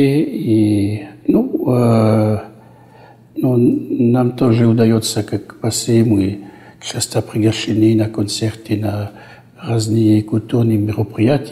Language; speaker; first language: Russian; non-native, fluent; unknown